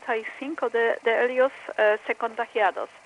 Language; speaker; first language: Spanish; non-native, fluent; Polish